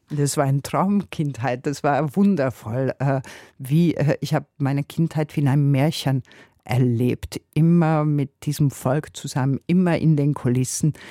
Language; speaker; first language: German; non-native, fluent; Hungarian